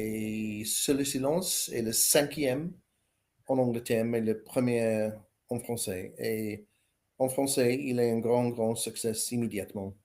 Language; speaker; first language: French; non-native, learner; English